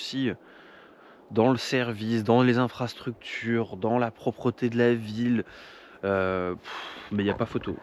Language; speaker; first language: French; native; French